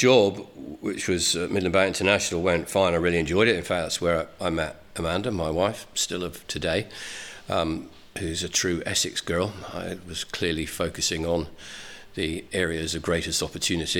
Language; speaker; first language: English; native; English